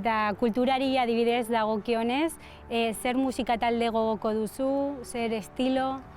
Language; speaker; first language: Basque; native; Basque